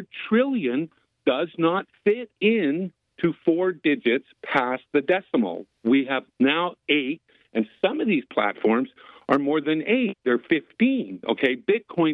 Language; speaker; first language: English; native; English